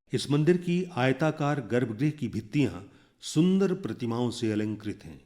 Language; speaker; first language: Hindi; native; Hindi